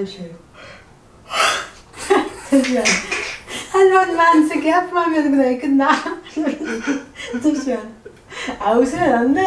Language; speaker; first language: Korean; non-native, learner; French